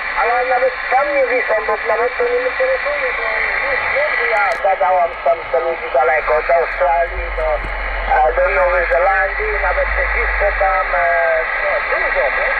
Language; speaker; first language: Polish; non-native, learner; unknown